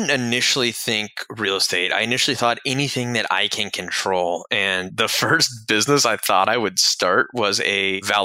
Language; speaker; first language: English; native; English